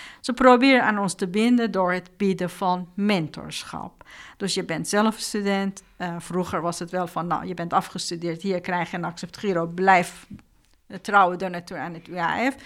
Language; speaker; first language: Dutch; non-native, fluent; Persian